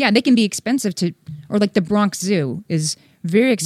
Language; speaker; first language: English; native; English